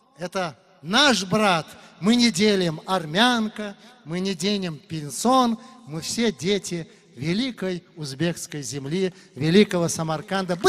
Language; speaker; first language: Russian; non-native, local second language; Uzbek